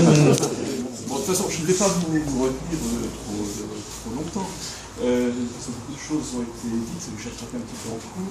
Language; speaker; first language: French; native; French